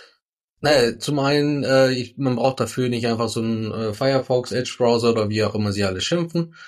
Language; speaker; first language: German; native; German